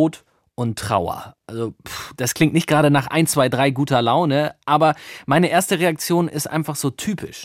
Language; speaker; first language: German; native; German